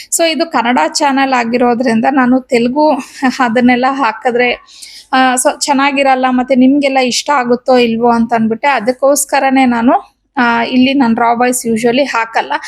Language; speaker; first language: Kannada; non-native, local second language; Telugu